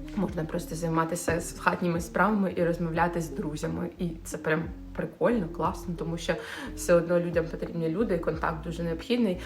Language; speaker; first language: Ukrainian; native; Ukrainian